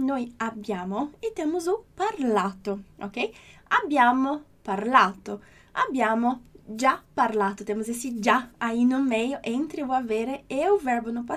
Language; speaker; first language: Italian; non-native, fluent; Portuguese